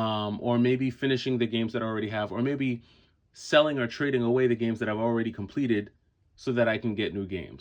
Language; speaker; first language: English; native; English